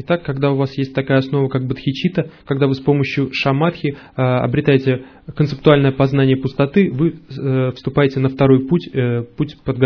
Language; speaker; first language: Russian; native; Russian